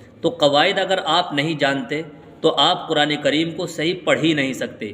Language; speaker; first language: Urdu; native; Urdu